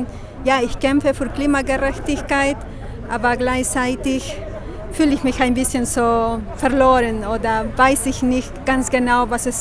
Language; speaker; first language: German; non-native, fluent; Spanish